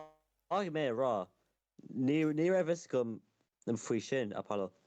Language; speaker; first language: Irish; non-native, local second language; English